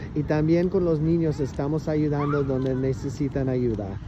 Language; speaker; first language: Spanish; non-native, learner; English